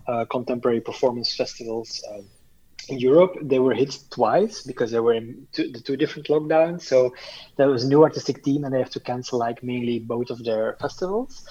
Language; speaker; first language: English; non-native, fluent; Dutch